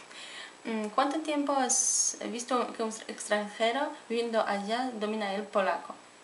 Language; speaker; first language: Spanish; non-native, fluent; Polish